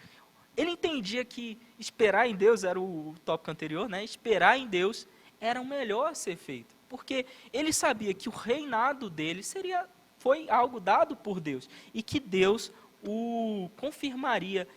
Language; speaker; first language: Portuguese; native; Portuguese